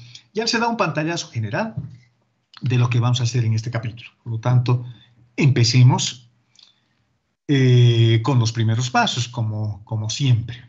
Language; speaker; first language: Spanish; native; Spanish